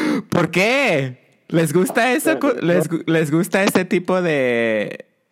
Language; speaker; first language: Spanish; early bilingual, heritage; Spanish